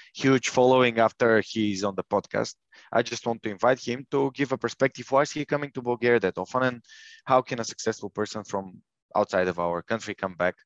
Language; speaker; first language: English; non-native, fluent; Bulgarian